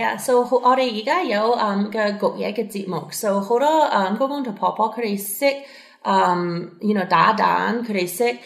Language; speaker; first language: Cantonese; early bilingual, heritage; Cantonese